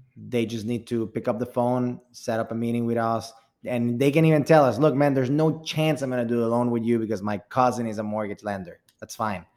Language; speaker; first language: English; early bilingual, other home language; Spanish